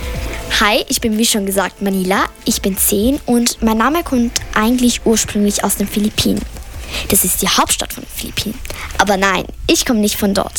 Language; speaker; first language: German; early bilingual, other home language; Italian